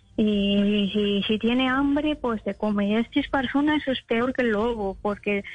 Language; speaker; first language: Spanish; non-native, fluent; Persian